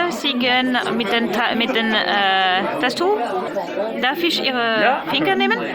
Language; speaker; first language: German; non-native, learner; French